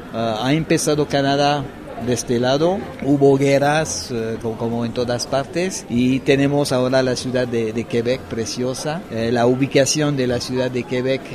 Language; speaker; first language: Spanish; non-native, fluent; French